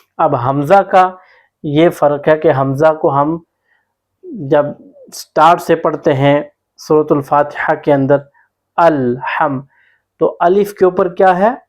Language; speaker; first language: Urdu; non-native, local second language; Punjabi